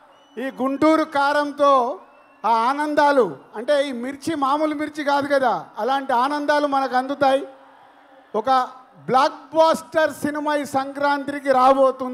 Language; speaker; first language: Telugu; native; Telugu